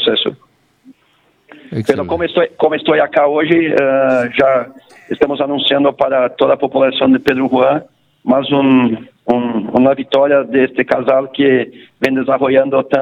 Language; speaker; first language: Portuguese; non-native, local second language; Spanish